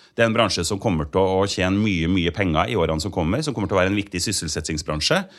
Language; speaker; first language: Norwegian; native; Norwegian